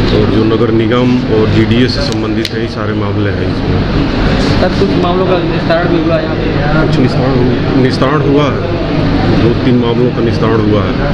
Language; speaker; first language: Hindi; native; Hindi